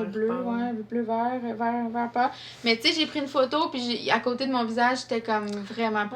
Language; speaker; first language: French; native; French